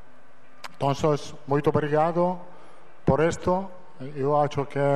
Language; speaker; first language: Portuguese; non-native, fluent; Italian